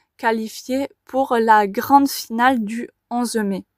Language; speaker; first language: French; native; French